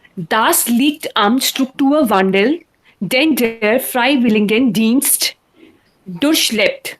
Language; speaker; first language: German; non-native, learner; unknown